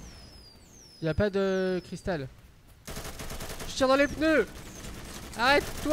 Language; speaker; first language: French; native; French